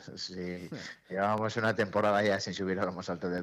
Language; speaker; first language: Spanish; native; Spanish